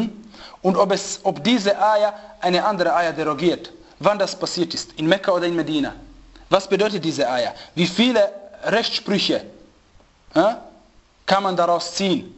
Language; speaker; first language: German; non-native, fluent; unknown